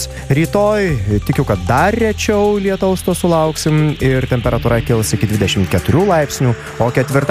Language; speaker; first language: Lithuanian; native; Lithuanian